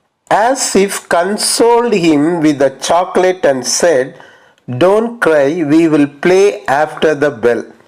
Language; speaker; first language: English; non-native, local second language; Tamil